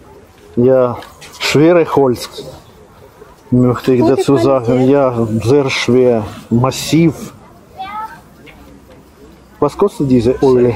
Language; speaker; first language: German; non-native, learner; Russian